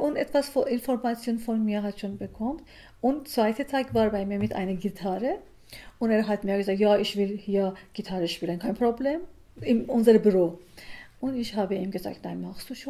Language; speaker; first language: German; non-native, learner; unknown